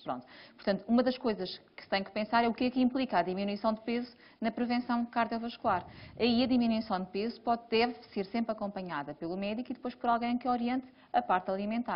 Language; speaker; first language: Portuguese; native; Portuguese